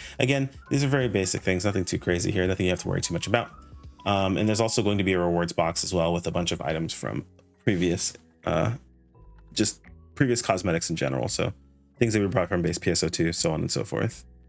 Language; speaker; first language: English; native; English